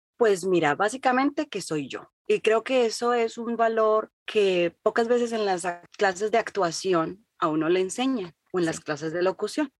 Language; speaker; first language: Spanish; native; Spanish